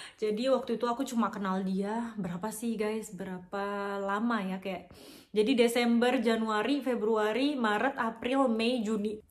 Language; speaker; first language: Indonesian; native; Indonesian